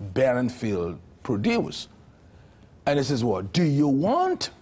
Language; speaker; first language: English; non-native, local second language; Yoruba